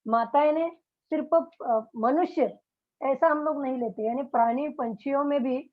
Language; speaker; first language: Hindi; non-native, local second language; Marathi